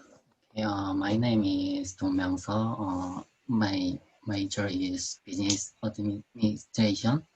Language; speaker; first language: English; non-native, learner; Korean